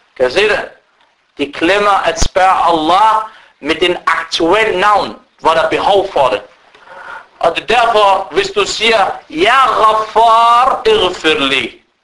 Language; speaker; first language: Danish; early bilingual, other home language; Arabic